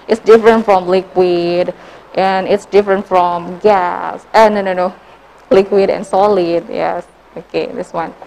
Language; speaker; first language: English; non-native, learner; Indonesian